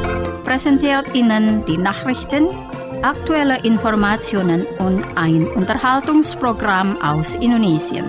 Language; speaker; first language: German; non-native, fluent; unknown